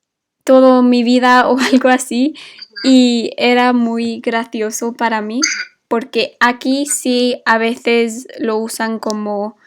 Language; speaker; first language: Spanish; non-native, fluent; English